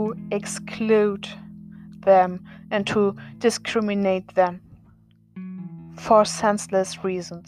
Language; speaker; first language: English; non-native, fluent; German